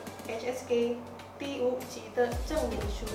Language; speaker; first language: Chinese; non-native, learner; Indonesian